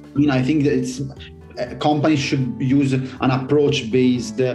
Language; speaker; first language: English; non-native, fluent; Italian